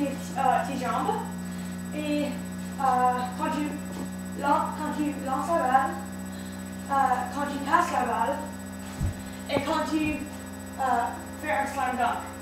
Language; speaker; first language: French; non-native, learner; English